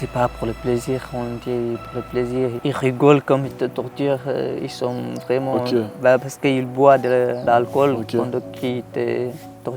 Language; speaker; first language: French; non-native, learner; Tigrinya